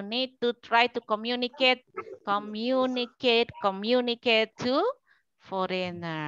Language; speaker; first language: English; non-native, learner; Indonesian